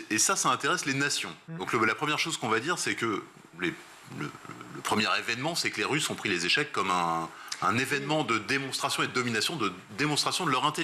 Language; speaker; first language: French; native; French